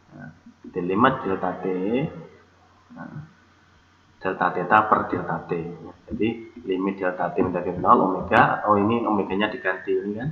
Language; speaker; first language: Indonesian; native; Indonesian